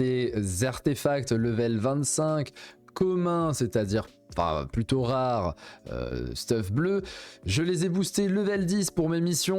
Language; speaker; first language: French; native; French